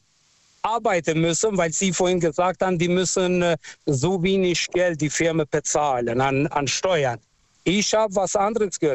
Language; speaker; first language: German; non-native, fluent; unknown